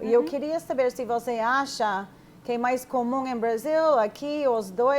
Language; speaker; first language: Portuguese; non-native, fluent; English